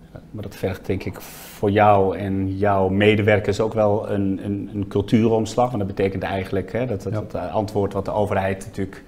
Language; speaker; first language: Dutch; native; Dutch